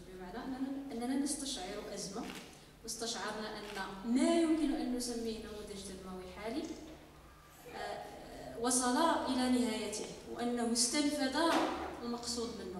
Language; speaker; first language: Arabic; native; Arabic